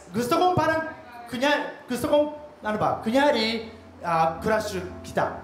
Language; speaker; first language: Filipino; non-native, learner; Japanese